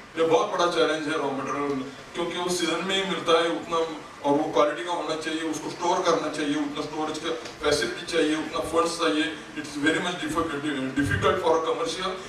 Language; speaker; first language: Hindi; non-native, local second language; Marathi